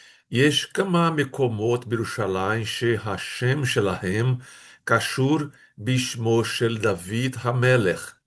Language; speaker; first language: Hebrew; non-native, fluent; Portuguese